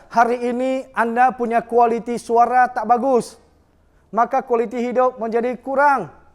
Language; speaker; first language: Malay; non-native, local second language; Chinese